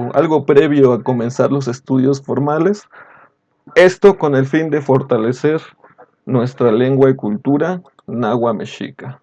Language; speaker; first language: Spanish; native; Spanish